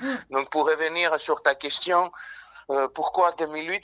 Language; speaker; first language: French; non-native, fluent; Greek